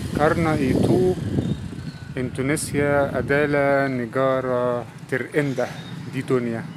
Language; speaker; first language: Indonesian; non-native, fluent; Arabic